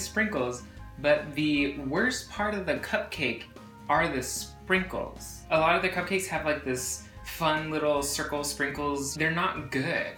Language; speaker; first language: English; native; English